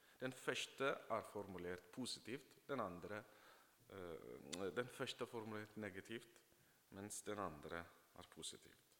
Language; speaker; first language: Norwegian; non-native, fluent; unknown